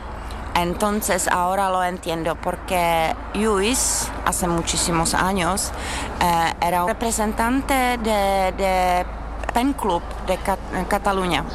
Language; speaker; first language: Spanish; non-native, learner; Czech